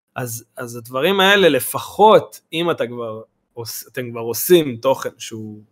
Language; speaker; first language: Hebrew; native; Hebrew